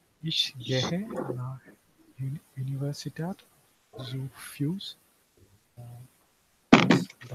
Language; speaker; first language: German; non-native, learner; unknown